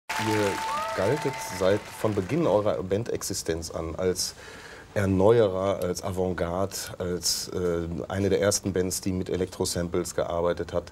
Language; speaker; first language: German; native; German